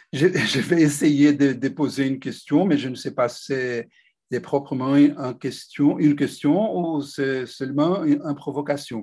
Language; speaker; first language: French; non-native, fluent; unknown